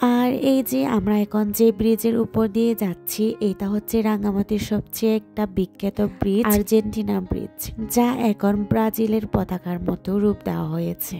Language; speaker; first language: Bangla; non-native, local second language; Chakma